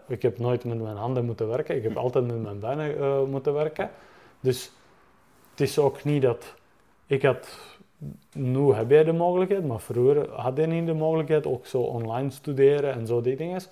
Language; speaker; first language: Dutch; non-native, fluent; Czech